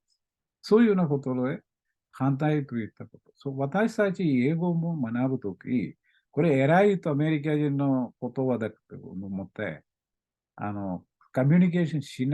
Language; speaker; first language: Japanese; non-native, learner; Malayalam